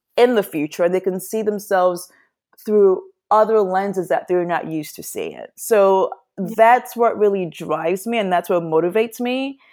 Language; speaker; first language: English; non-native, local second language; Yoruba